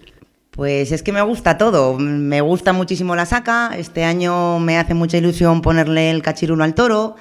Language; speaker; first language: Spanish; native; Spanish